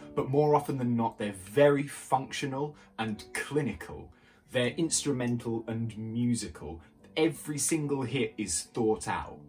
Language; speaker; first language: English; native; English